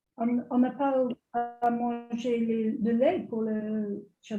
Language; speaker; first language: French; non-native, learner; English